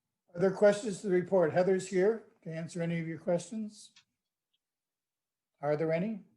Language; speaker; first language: English; native; English